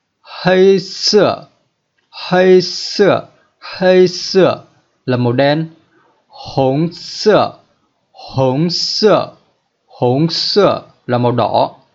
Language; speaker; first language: Chinese; non-native, fluent; Vietnamese